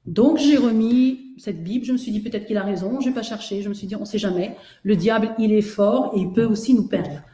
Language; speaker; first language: French; native; French